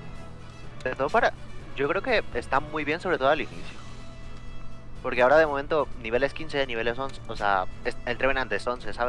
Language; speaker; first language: Spanish; native; Spanish